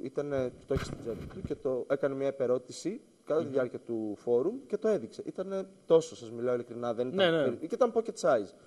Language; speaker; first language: Greek; native; Greek